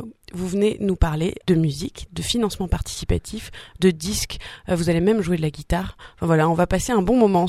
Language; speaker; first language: French; native; French